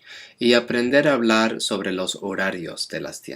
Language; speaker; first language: Spanish; non-native, fluent; English